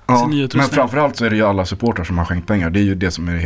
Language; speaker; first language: Swedish; native; Swedish